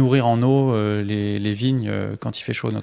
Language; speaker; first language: French; native; French